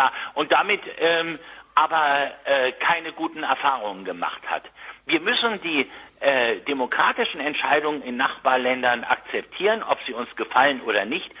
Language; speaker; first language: German; native; German